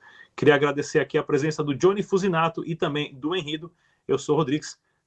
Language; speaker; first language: Portuguese; native; Portuguese